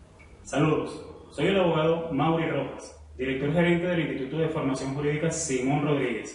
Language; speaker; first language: Spanish; native; Spanish